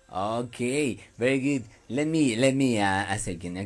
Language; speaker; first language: English; non-native, learner; Spanish